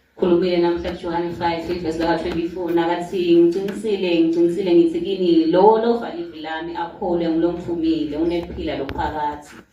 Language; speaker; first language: Zulu; non-native, local second language; Swati